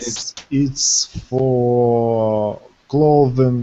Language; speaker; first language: English; non-native, fluent; Russian